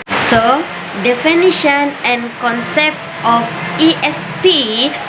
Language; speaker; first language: English; non-native, learner; Indonesian